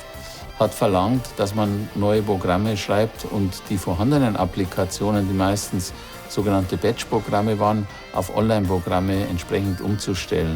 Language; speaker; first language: German; native; German